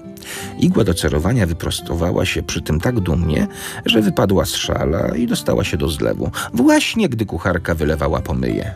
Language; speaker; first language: Polish; native; Polish